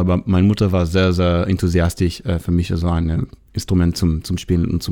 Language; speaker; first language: German; non-native, learner; Hebrew